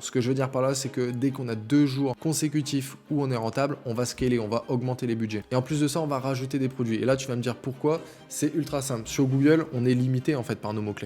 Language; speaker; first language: French; native; French